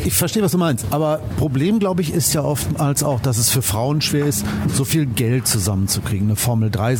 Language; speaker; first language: German; native; German